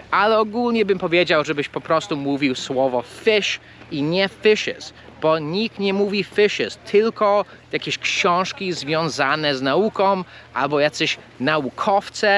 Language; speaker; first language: Polish; non-native, fluent; English